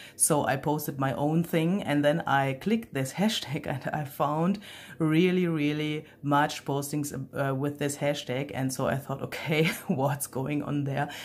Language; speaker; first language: English; non-native, fluent; German